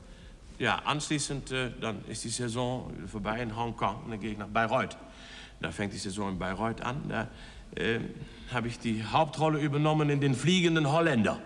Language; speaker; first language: German; non-native, fluent; Dutch